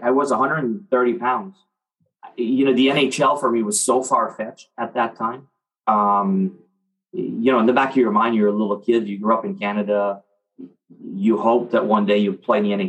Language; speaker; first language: English; non-native, fluent; French